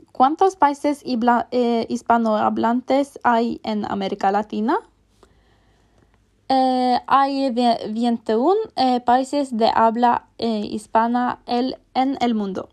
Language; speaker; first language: Spanish; non-native, fluent; Norwegian